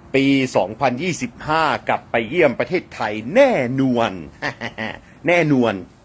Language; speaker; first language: Thai; non-native, fluent; English